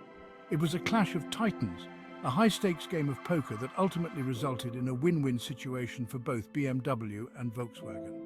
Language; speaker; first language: English; native; English